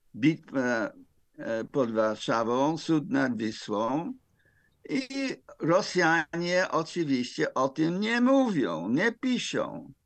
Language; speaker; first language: Polish; non-native, fluent; English